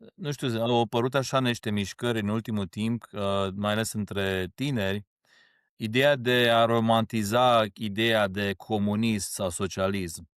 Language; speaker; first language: Romanian; early bilingual, heritage; Romanian